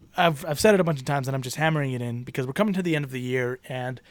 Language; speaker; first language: English; early bilingual, other home language; Spanish